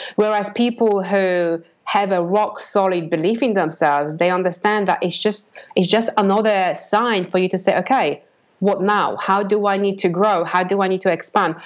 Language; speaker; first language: English; non-native, fluent; Polish